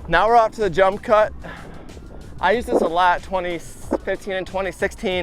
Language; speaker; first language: English; native; English